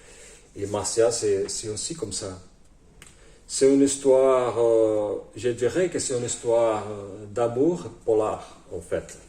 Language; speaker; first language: French; non-native, fluent; Portuguese